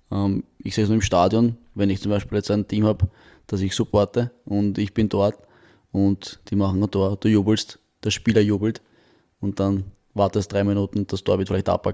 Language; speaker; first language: German; native; German